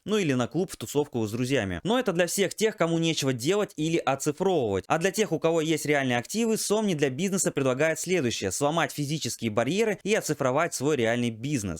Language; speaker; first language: Russian; native; Russian